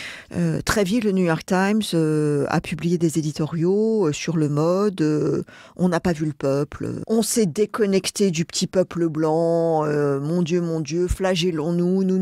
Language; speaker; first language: French; native; French